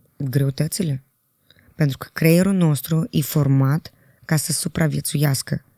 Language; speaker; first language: Romanian; native; Romanian